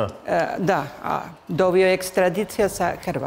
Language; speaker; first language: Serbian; early bilingual, heritage; Spanish